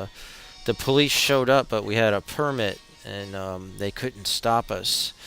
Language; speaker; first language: English; native; English